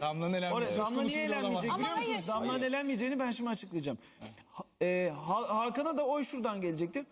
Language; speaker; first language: Turkish; native; Turkish